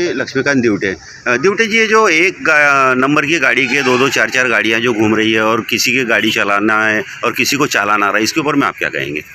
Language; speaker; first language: Hindi; non-native, local second language; Marathi